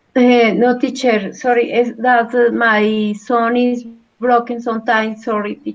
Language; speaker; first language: English; non-native, learner; Spanish